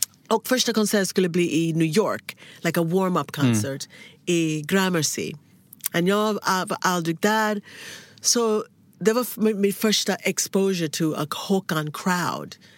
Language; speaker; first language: Swedish; non-native, learner; English